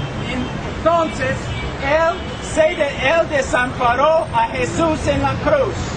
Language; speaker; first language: Spanish; non-native, fluent; English